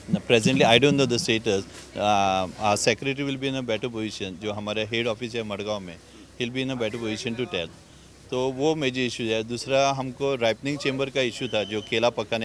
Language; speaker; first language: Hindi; non-native, local second language; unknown